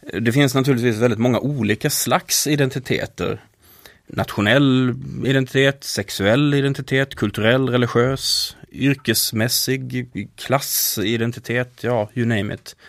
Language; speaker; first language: Swedish; native; Swedish